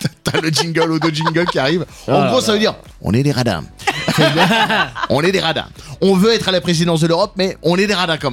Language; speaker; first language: French; native; French